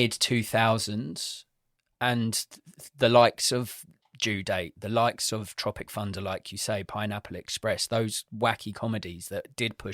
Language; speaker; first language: English; native; English